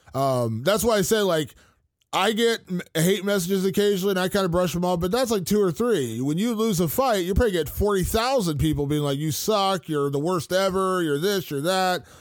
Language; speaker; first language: English; native; English